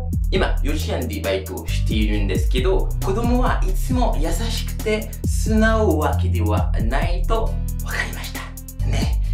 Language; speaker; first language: Japanese; non-native, fluent; French